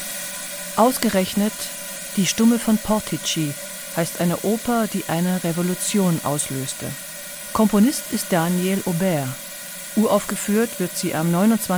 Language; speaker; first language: German; native; German